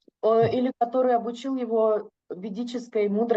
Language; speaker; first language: Russian; native; Russian